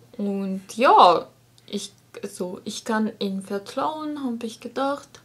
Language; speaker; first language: German; non-native, learner; Japanese